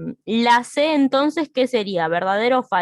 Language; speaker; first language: Spanish; native; Spanish